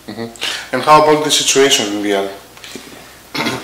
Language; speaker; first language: English; non-native, learner; Greek